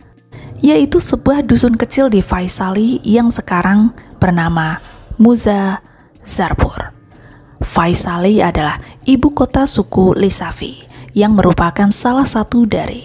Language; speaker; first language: Indonesian; native; Indonesian